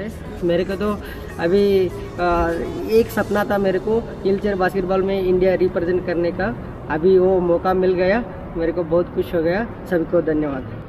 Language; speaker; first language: Hindi; non-native, local second language; Kannada